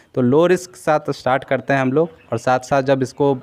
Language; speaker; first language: Hindi; native; Hindi